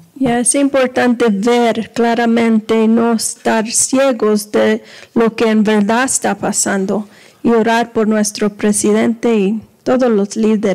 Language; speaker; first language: Spanish; early bilingual, heritage; Spanish